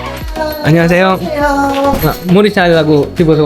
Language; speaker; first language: Korean; non-native, learner; Sinhala